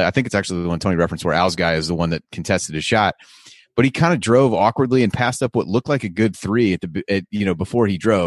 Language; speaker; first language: English; native; English